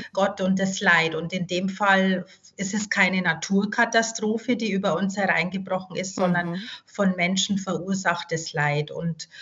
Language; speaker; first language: German; native; German